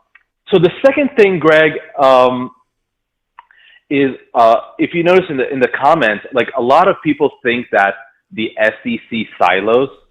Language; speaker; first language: English; native; English